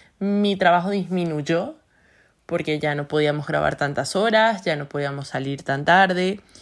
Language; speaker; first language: Spanish; native; Spanish